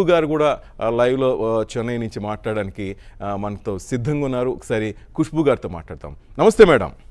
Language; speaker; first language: Telugu; native; Telugu